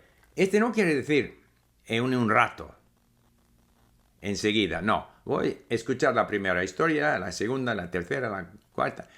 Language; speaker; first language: Spanish; non-native, fluent; English